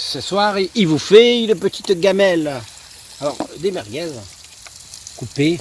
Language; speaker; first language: French; native; French